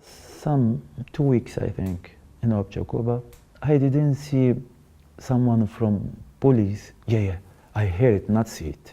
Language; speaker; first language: English; non-native, learner; Arabic